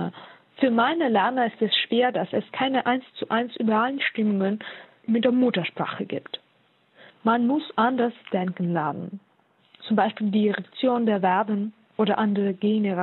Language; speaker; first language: German; non-native, fluent; Russian